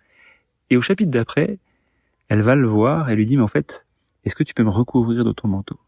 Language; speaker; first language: French; native; French